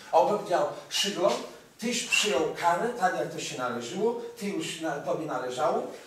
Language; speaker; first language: Polish; early bilingual, heritage; Polish